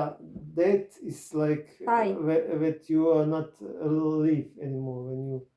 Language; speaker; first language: English; non-native, learner; Croatian